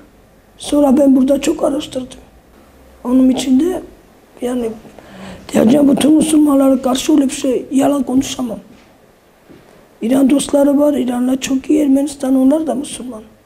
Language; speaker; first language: Turkish; non-native, fluent; Armenian